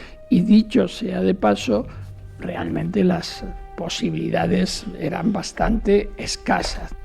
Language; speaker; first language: Spanish; native; Spanish